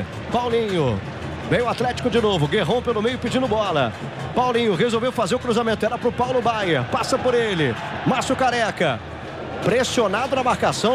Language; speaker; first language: Portuguese; native; Portuguese